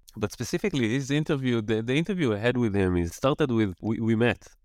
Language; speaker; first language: English; non-native, fluent; Hebrew